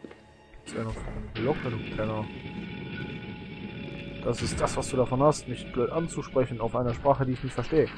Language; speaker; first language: German; native; German